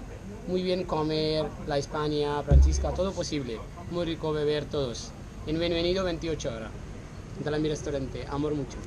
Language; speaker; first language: Spanish; non-native, learner; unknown